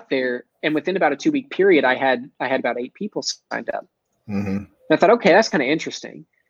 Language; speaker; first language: English; native; English